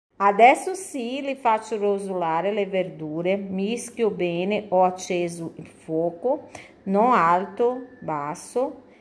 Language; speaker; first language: Italian; non-native, fluent; Portuguese